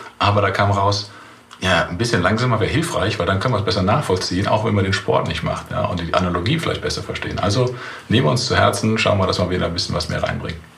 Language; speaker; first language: German; native; German